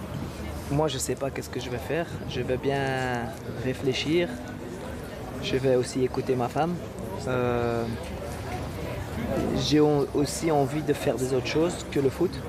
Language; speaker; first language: French; non-native, local second language; Dutch